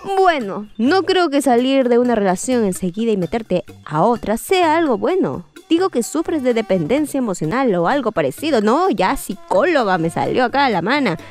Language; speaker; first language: Spanish; native; Spanish